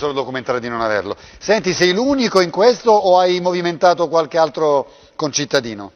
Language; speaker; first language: Italian; native; Italian